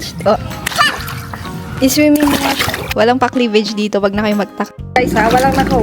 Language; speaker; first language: Filipino; native; Filipino